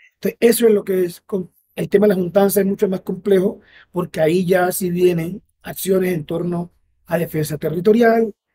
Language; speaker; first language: Spanish; native; Spanish